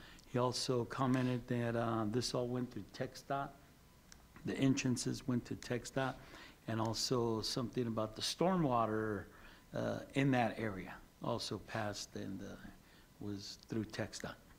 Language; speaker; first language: English; native; English